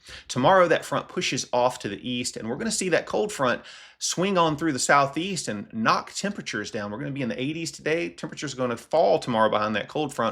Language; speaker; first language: English; native; English